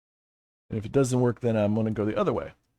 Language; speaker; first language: English; native; English